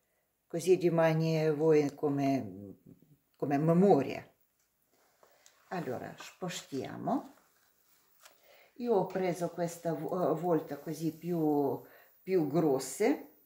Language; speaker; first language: Italian; non-native, learner; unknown